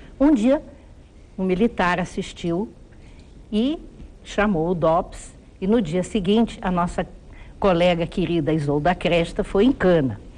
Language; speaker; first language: Portuguese; early bilingual, other home language; German